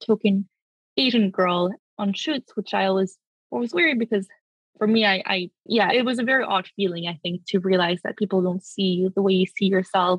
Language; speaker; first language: English; early bilingual, other home language; French